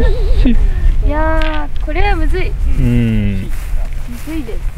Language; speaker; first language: Japanese; native; Japanese